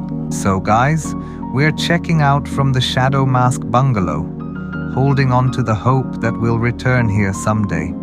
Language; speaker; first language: English; non-native, local second language; Sinhala